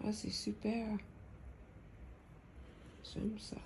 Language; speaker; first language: French; non-native, fluent; English